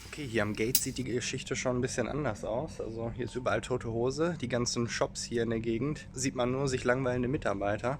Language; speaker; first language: German; native; German